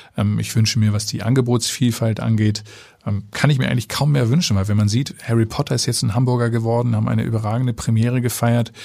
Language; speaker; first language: German; native; German